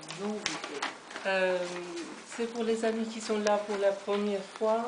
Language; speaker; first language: French; non-native, fluent; Persian